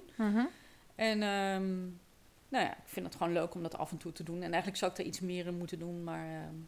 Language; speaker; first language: Dutch; native; Dutch